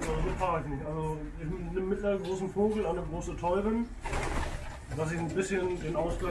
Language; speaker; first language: German; native; German